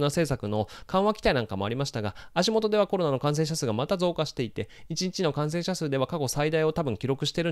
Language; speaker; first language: Japanese; native; Japanese